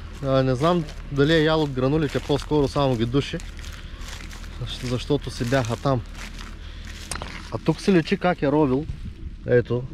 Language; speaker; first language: Bulgarian; native; Bulgarian